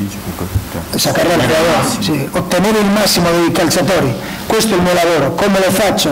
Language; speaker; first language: Italian; non-native, learner; Spanish